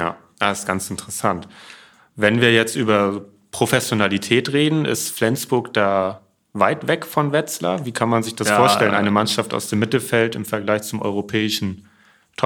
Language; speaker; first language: German; native; German